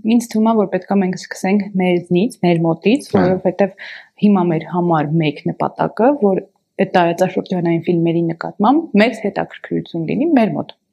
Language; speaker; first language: Armenian; native; Armenian